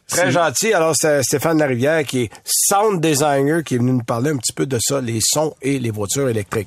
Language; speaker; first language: French; native; French